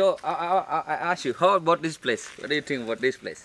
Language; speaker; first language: English; non-native, learner; Indonesian